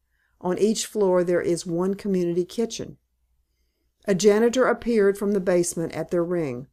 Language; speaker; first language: English; native; English